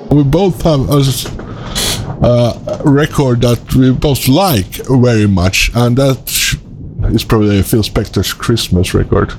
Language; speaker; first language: English; non-native, fluent; Swedish